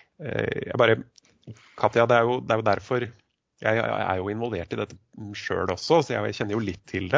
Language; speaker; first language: Norwegian; native; Norwegian